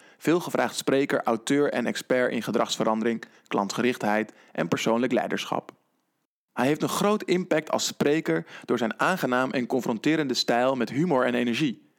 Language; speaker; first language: Dutch; native; Dutch